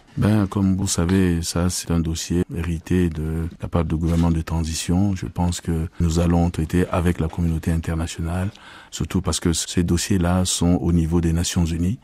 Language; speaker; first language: French; non-native, local second language; Sango